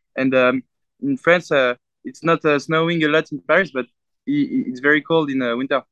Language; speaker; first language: English; non-native, fluent; French